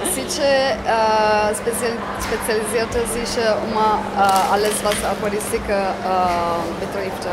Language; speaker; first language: German; non-native, fluent; Italian